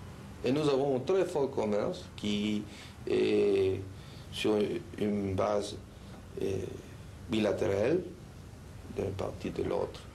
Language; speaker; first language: French; non-native, fluent; Spanish